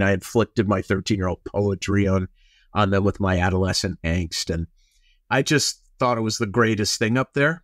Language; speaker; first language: English; native; English